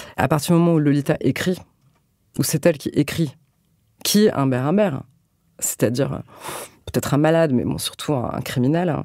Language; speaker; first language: French; native; French